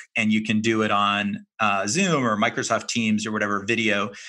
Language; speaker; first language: English; native; English